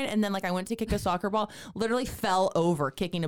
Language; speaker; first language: English; native; English